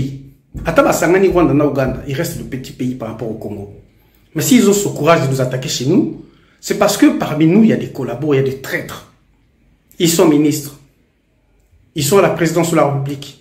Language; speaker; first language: French; non-native, local second language; Lingala